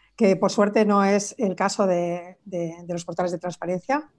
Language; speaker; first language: Spanish; native; Spanish